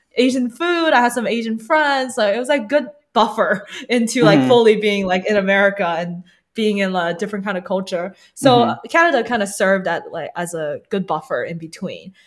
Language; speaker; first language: English; early bilingual, other home language; Chinese